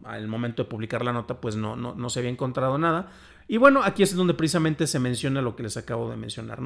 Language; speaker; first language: Spanish; native; Spanish